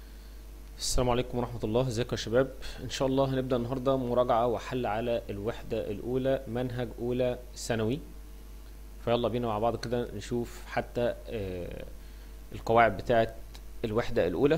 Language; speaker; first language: Arabic; native; Arabic